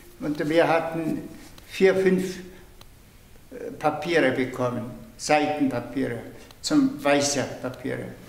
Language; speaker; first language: German; non-native, fluent; Tuvinian